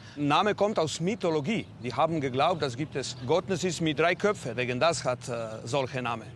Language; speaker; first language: German; non-native, learner; Slovenian